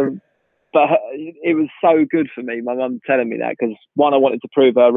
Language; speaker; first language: English; native; English